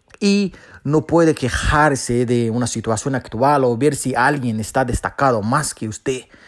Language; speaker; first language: Spanish; non-native, fluent; Portuguese